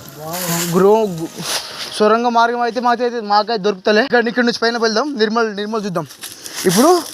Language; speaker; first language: Telugu; native; Telugu